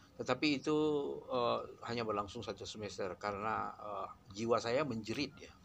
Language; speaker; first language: Indonesian; non-native, local second language; Minangkabau